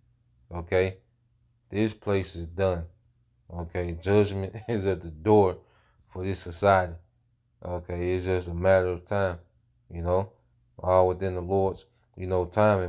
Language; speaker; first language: English; native; English